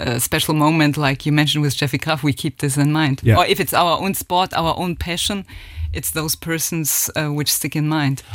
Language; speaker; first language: English; non-native, fluent; German